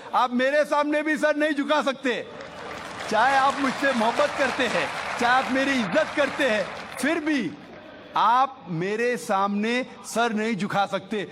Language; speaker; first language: Hindi; non-native, local second language; Konkani